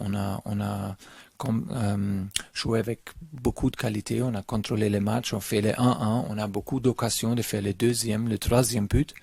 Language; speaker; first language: French; non-native, learner; German